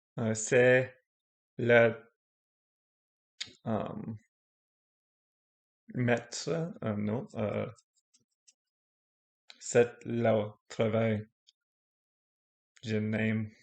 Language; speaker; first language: French; non-native, learner; English